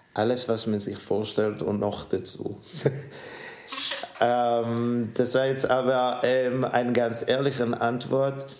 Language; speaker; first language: German; non-native, fluent; Hebrew